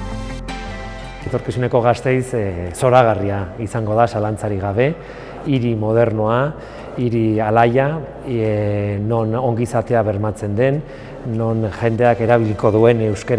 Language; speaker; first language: Basque; non-native, local second language; Spanish